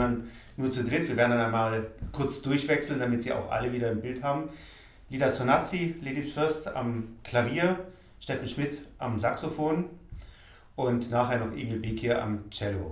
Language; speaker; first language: German; native; German